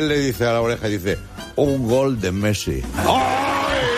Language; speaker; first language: Spanish; native; Spanish